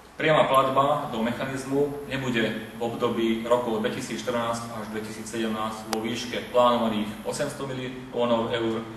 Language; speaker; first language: Slovak; non-native, local second language; Hungarian